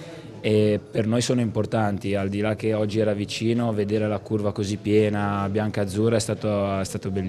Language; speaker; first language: Italian; native; Italian